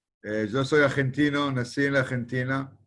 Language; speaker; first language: Spanish; early bilingual, heritage; Spanish